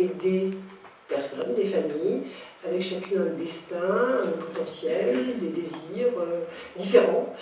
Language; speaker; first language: French; native; French